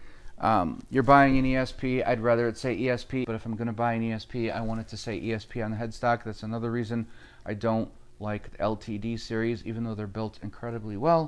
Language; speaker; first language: English; native; English